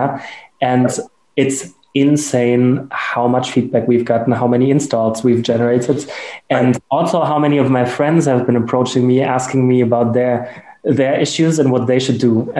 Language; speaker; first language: English; non-native, fluent; German